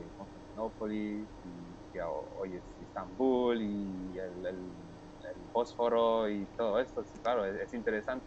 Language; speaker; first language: Spanish; non-native, fluent; French